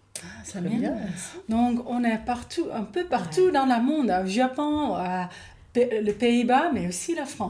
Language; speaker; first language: French; non-native, learner; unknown